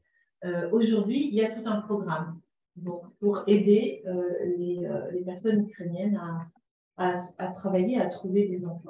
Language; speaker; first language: French; native; French